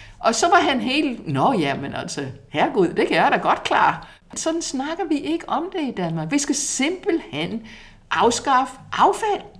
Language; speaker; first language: Danish; non-native, fluent; English